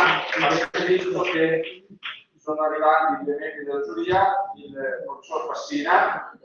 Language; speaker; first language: Italian; native; Italian